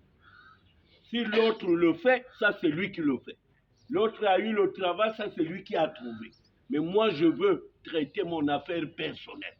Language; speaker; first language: French; native; French